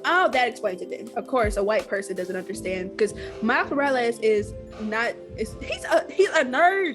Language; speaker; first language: English; native; English